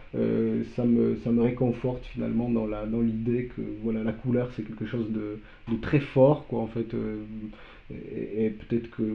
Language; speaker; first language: French; non-native, fluent; Polish